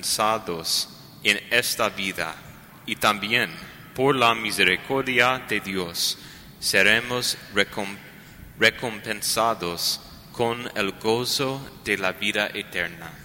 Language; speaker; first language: Spanish; non-native, learner; English